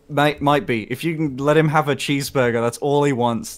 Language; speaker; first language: English; native; English